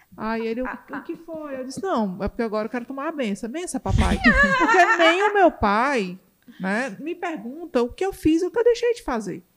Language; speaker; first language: Portuguese; native; Portuguese